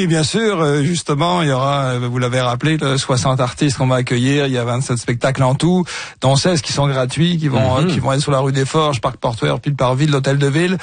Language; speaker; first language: French; native; French